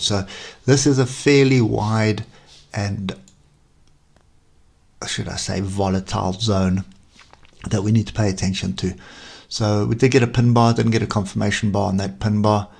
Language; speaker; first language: English; native; English